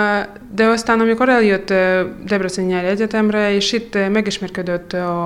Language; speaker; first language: Hungarian; non-native, fluent; Russian